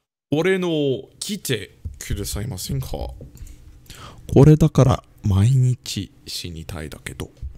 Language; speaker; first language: Japanese; non-native, learner; English